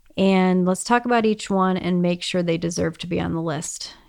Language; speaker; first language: English; native; English